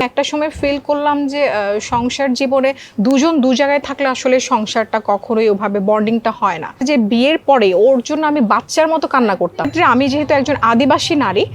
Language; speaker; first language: Bangla; non-native, local second language; Marma